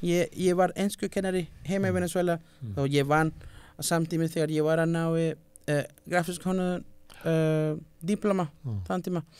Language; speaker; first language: Icelandic; non-native, learner; Spanish